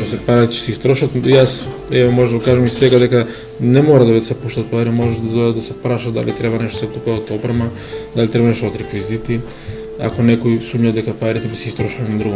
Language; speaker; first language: Macedonian; native; Macedonian